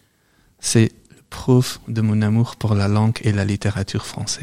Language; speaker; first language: French; non-native, fluent; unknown